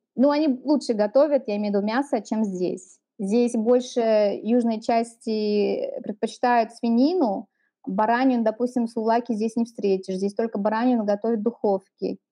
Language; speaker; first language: Russian; native; Russian